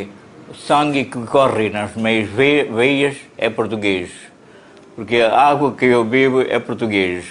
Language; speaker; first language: Portuguese; non-native, local second language; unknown